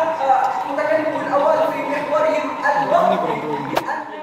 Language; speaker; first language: Arabic; non-native, learner; Indonesian